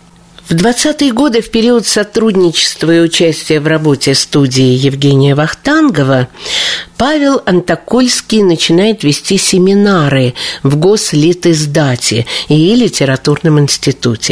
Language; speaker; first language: Russian; native; Russian